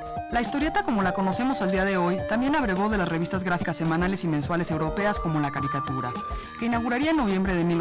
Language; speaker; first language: Spanish; native; Spanish